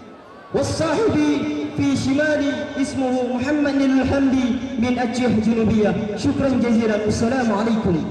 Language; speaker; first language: Arabic; non-native, learner; Indonesian